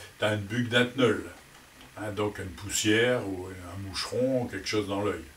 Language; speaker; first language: French; native; French